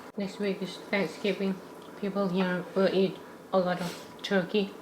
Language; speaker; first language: English; non-native, fluent; Thai